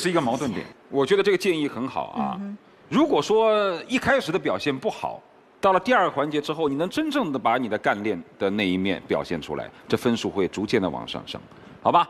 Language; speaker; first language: Chinese; native; Chinese